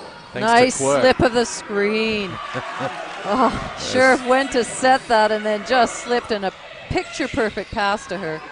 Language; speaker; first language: English; native; English